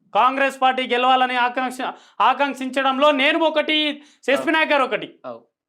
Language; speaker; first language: Telugu; non-native, local second language; Lambadi